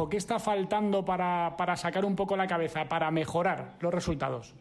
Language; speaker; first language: Spanish; native; Spanish